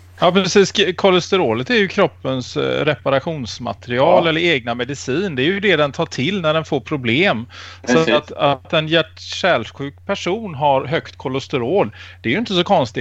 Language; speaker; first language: Swedish; native; Swedish